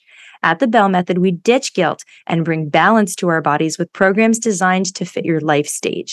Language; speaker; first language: English; native; English